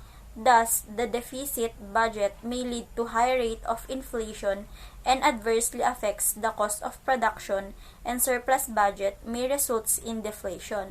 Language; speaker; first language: English; non-native, local second language; Filipino